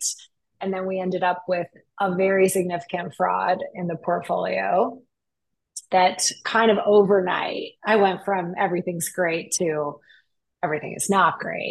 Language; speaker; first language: English; native; English